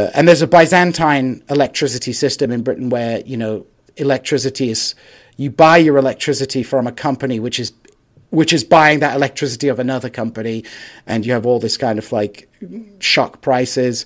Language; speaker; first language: English; native; English